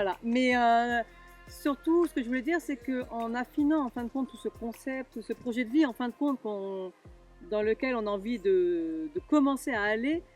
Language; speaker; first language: French; native; French